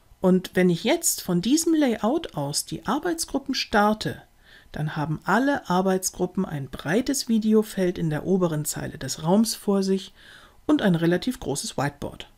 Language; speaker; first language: German; native; German